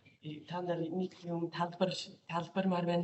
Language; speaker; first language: Mongolian; non-native, fluent; English